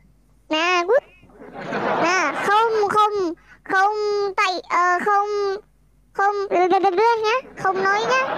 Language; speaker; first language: Vietnamese; non-native, learner; Indonesian